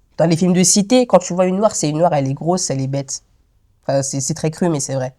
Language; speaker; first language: French; early bilingual, other home language; Lingala